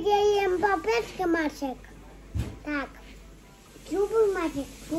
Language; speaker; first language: Polish; early bilingual, heritage; Polish